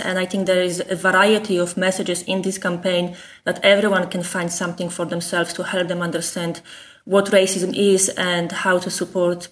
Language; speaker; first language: English; non-native, fluent; Polish